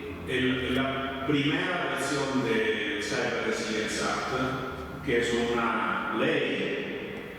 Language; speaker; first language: Spanish; non-native, fluent; Italian